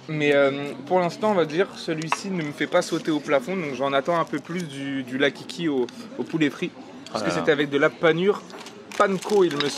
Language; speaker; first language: French; native; French